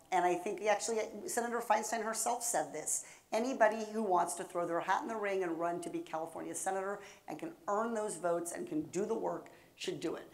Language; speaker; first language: English; native; English